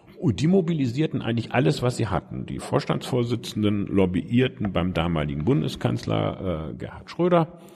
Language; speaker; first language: German; native; German